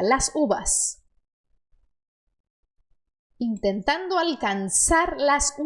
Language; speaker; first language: Spanish; non-native, fluent; Portuguese